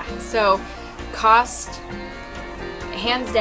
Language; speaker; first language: English; native; English